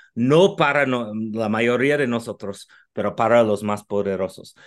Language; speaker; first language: Spanish; non-native, fluent; English